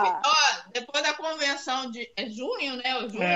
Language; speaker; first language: Portuguese; native; Portuguese